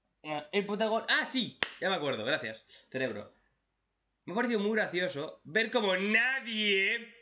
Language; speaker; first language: Spanish; native; Spanish